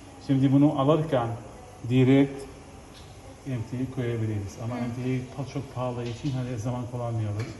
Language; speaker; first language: Turkish; non-native, fluent; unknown